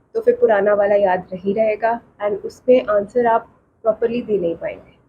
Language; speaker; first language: Hindi; non-native, local second language; Punjabi